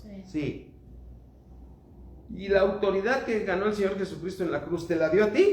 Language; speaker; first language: Spanish; native; Spanish